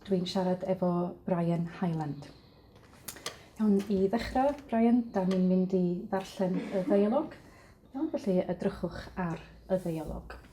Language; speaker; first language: Welsh; native; Welsh